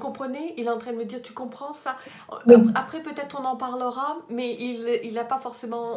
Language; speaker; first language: French; native; French